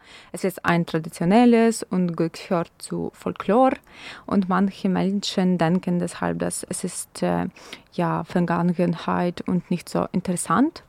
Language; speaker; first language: German; non-native, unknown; Ukrainian